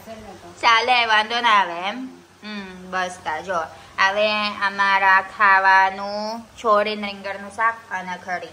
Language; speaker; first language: Gujarati; non-native, learner; Filipino